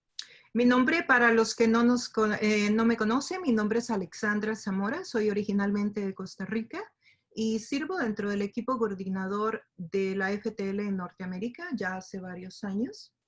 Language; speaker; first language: Spanish; native; Spanish